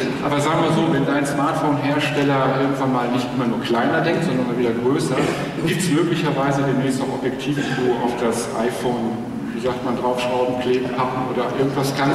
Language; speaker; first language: German; native; German